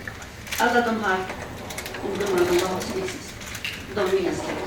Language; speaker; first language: Swedish; early bilingual, other home language; Assyrian Neo-Aramaic